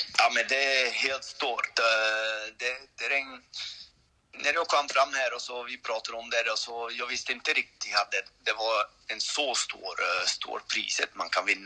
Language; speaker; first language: Swedish; non-native, learner; French